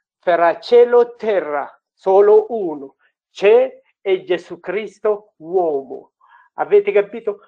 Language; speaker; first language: Italian; non-native, learner; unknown